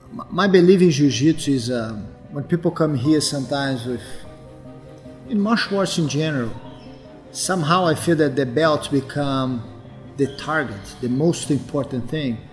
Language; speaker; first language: English; non-native, fluent; Portuguese